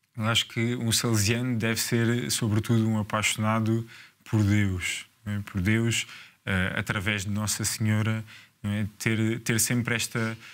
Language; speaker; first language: Portuguese; native; Portuguese